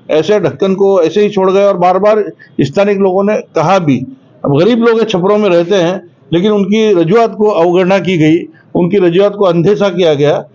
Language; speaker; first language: Hindi; non-native, local second language; Gujarati